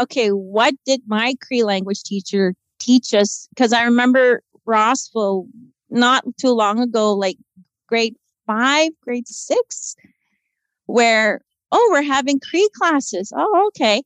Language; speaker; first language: English; native; English